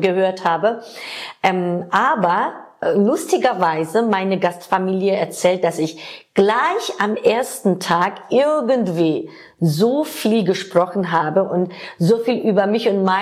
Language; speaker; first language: German; non-native, fluent; Georgian